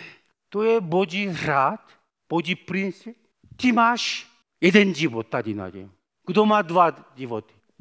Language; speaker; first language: Czech; non-native, fluent; Korean